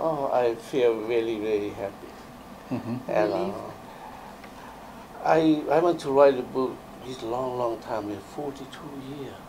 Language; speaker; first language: English; non-native, learner; Lao